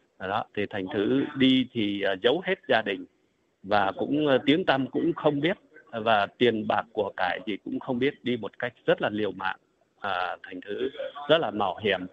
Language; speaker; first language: Vietnamese; native; Vietnamese